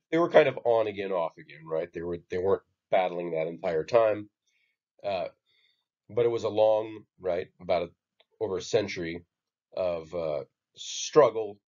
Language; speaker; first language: English; native; English